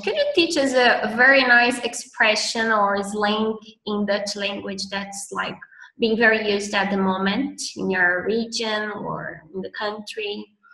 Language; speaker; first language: English; non-native, fluent; Portuguese